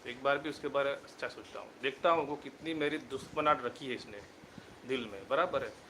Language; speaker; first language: Hindi; non-native, local second language; Gujarati